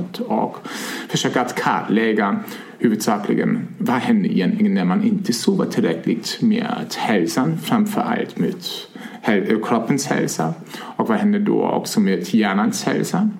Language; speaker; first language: Swedish; non-native, fluent; German